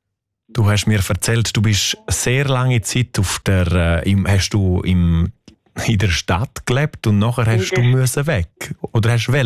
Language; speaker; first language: German; native; German